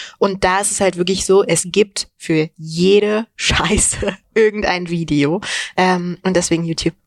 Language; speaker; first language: German; early bilingual, other home language; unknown